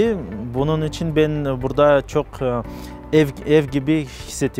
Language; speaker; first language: Turkish; non-native, learner; Kyrgyz